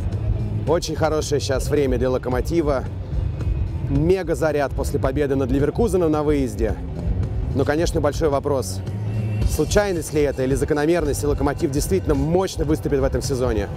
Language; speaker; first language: Russian; native; Russian